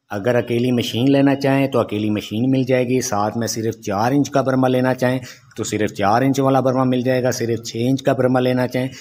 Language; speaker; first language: Urdu; non-native, local second language; Saraiki